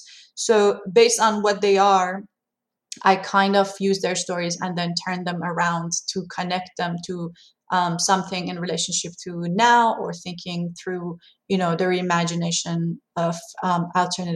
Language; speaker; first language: English; non-native, fluent; Persian